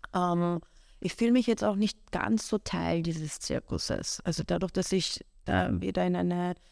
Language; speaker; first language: German; early bilingual, other home language; Persian